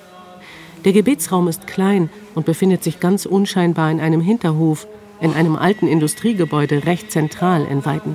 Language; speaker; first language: German; native; German